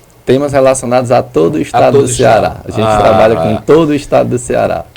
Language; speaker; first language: Portuguese; native; Portuguese